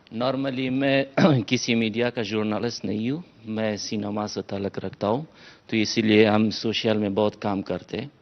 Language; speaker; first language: Hindi; non-native, fluent; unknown